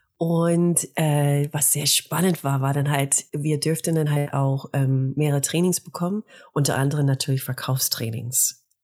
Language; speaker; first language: German; non-native, fluent; English